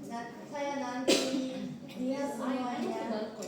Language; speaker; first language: Indonesian; non-native, learner; Korean